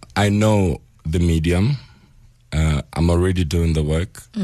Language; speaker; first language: English; non-native, local second language; Northern Sotho